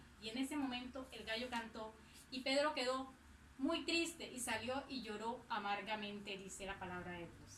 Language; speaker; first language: Spanish; native; Spanish